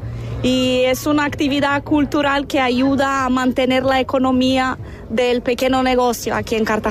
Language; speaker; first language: Spanish; non-native, fluent; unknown